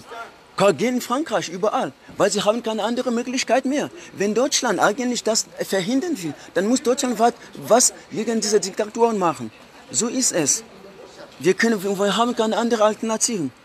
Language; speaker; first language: German; non-native, fluent; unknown